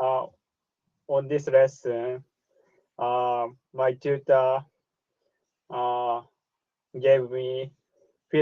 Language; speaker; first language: English; non-native, learner; Japanese